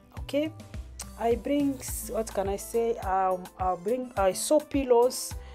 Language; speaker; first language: English; non-native, learner; Lingala